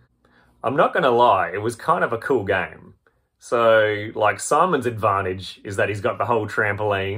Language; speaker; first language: English; native; English